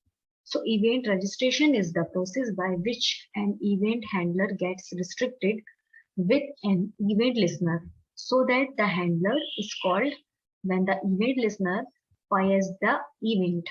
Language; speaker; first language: English; non-native, local second language; Hindi